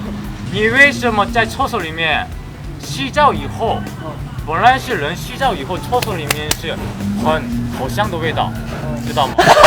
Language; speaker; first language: Chinese; non-native, learner; Korean